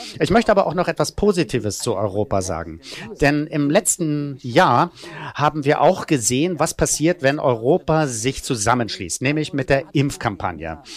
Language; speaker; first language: German; non-native, fluent; Italian